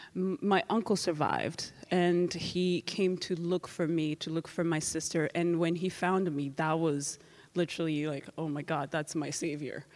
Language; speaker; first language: English; non-native, local second language; Kinyarwanda